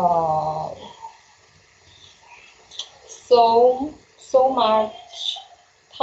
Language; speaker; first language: English; non-native, learner; Chinese